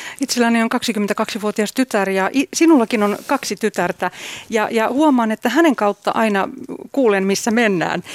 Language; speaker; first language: Finnish; native; Finnish